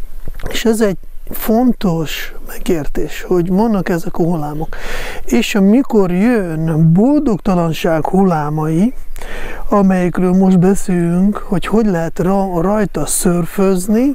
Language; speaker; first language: Hungarian; non-native, fluent; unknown